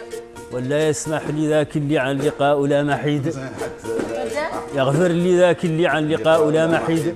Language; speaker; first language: Arabic; native; Arabic